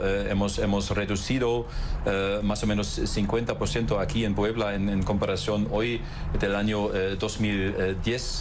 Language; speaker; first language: Spanish; non-native, fluent; German